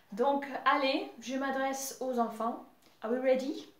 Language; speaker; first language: French; non-native, fluent; English